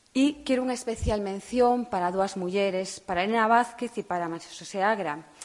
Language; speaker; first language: Galician; non-native, local second language; Spanish